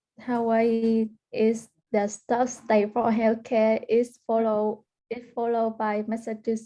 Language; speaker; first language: English; early bilingual, heritage; Vietnamese